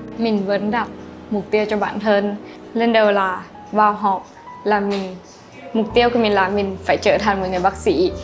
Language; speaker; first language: Vietnamese; non-native, learner; Lao